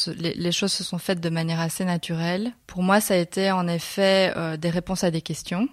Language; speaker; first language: French; native; French